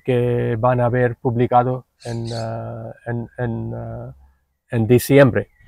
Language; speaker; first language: Spanish; non-native, fluent; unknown